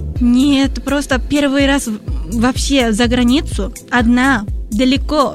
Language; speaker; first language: Russian; non-native, fluent; Japanese